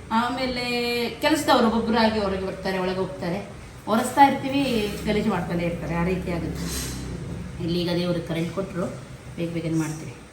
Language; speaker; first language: Kannada; native; Kannada